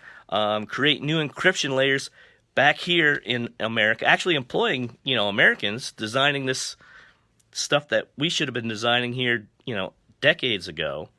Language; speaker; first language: English; native; English